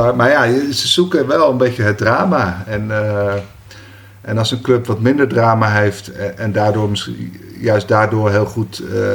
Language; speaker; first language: Dutch; native; Dutch